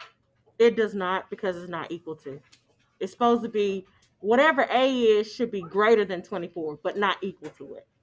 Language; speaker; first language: English; native; English